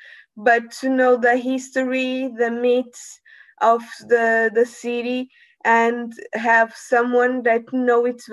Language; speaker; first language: English; non-native, learner; Portuguese